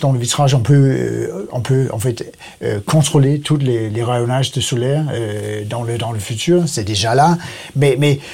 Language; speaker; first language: French; non-native, learner; Danish